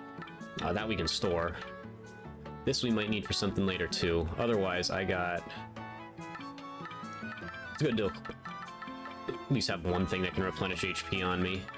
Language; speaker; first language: English; native; English